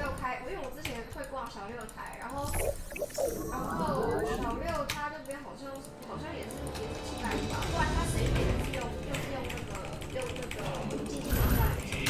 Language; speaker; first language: Chinese; native; Chinese